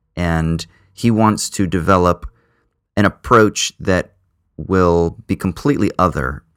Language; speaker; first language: English; native; English